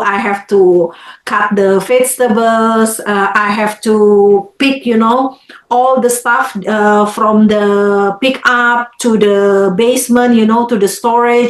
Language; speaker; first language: English; non-native, fluent; Indonesian